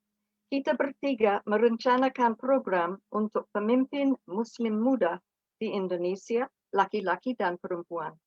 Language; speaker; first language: Indonesian; non-native, fluent; English